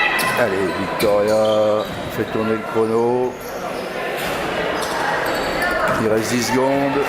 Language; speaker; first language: French; native; French